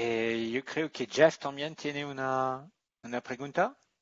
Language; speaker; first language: Spanish; non-native, learner; English